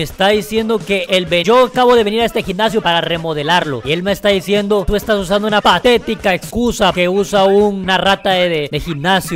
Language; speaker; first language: Spanish; native; Spanish